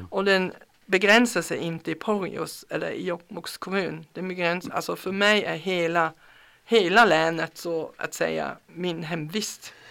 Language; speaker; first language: Swedish; non-native, fluent; German